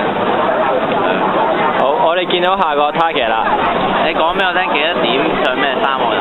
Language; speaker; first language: Cantonese; native; Cantonese